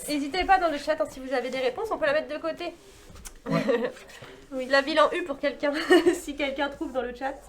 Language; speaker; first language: French; native; French